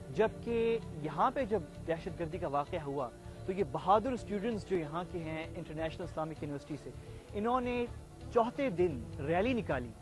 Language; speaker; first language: Urdu; native; Urdu